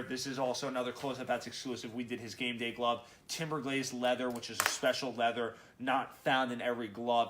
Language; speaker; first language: English; native; English